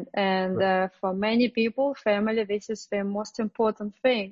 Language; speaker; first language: English; non-native, fluent; Russian